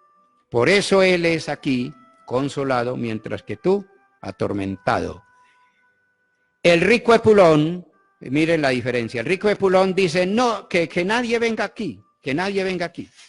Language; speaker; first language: Spanish; native; Spanish